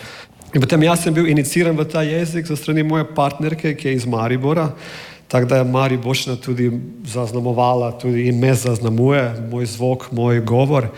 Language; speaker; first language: Slovenian; non-native, fluent; English